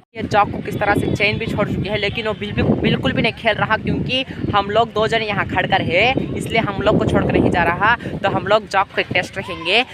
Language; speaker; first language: Hindi; non-native, local second language; Urdu